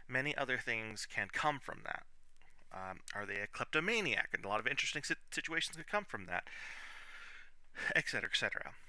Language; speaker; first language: English; native; English